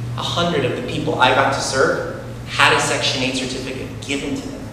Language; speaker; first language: English; native; English